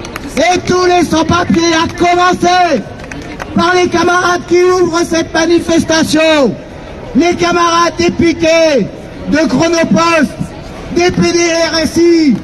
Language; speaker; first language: French; native; French